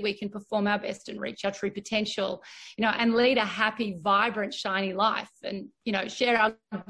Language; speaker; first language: English; native; English